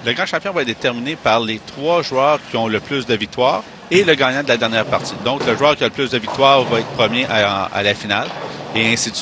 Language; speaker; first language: French; native; French